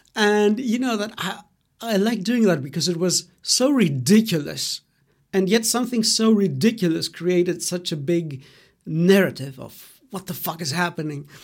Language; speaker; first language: English; non-native, fluent; Greek